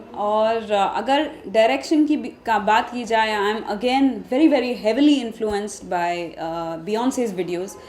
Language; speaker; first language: Hindi; non-native, local second language; Marathi